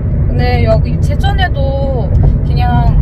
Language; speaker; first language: Korean; non-native, fluent; Mongolian